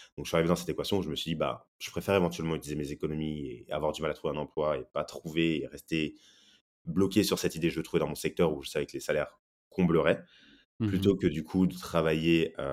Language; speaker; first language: French; native; French